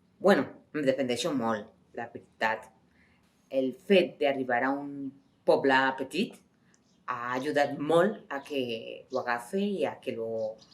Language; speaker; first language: Catalan; non-native, fluent; Spanish